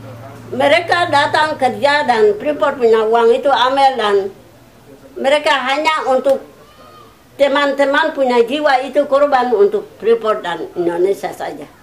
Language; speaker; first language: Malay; non-native, local second language; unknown